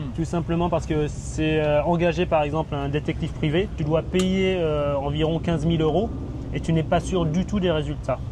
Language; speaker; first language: French; early bilingual, other home language; Thai